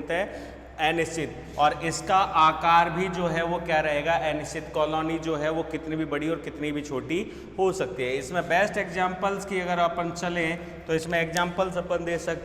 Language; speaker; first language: Hindi; native; Hindi